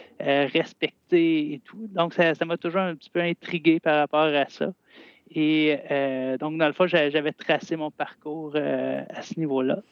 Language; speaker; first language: French; native; French